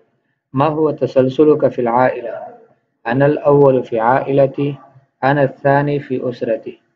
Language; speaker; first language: Arabic; non-native, fluent; Urdu